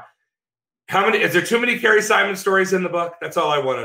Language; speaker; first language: English; native; English